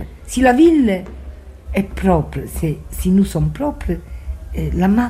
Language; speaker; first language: French; non-native, fluent; Italian